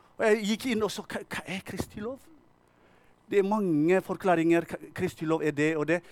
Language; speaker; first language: Norwegian; non-native, fluent; Tigrinya